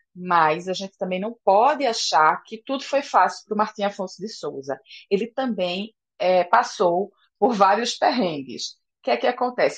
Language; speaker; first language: Portuguese; native; Portuguese